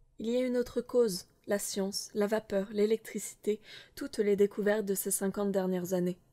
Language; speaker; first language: French; native; French